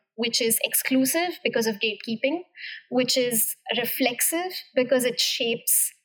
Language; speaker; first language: English; non-native, local second language; Hindi